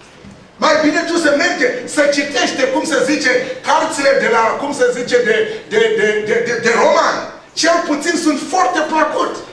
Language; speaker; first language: Romanian; non-native, learner; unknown